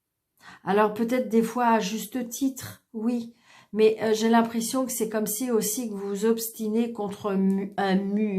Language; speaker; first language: French; native; French